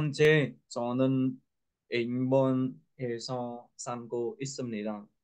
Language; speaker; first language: Korean; non-native, learner; Vietnamese